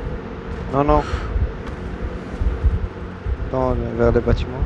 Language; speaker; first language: French; native; French